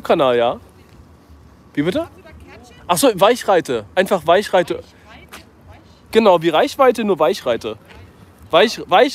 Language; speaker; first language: German; native; German